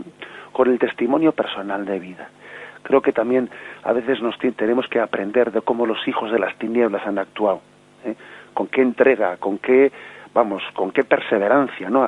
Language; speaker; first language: Spanish; native; Spanish